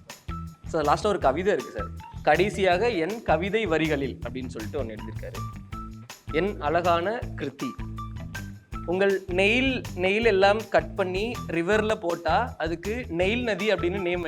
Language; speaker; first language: Tamil; native; Tamil